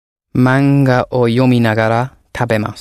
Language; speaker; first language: Japanese; non-native, learner; English